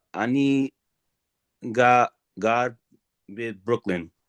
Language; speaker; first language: Hebrew; non-native, learner; English